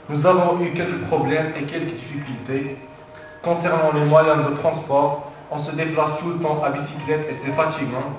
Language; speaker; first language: French; non-native, local second language; Arabic